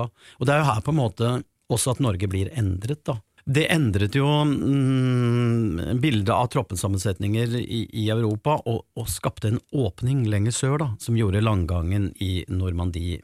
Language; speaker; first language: Norwegian; native; Norwegian